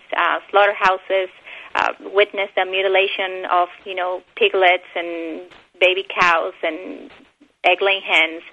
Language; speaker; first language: English; non-native, fluent; Spanish